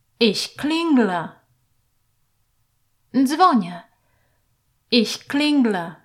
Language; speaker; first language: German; non-native, fluent; Polish